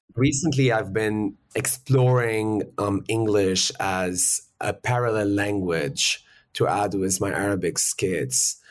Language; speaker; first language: English; early bilingual, other home language; Arabic